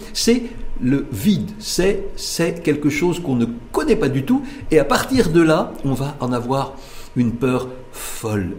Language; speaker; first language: French; non-native, local second language; Arabic